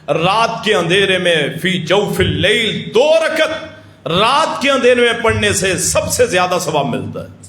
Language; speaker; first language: Urdu; non-native, local second language; Punjabi